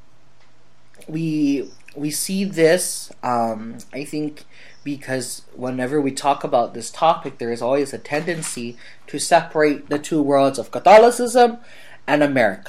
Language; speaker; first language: English; native; English